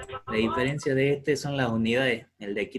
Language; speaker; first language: Spanish; native; Spanish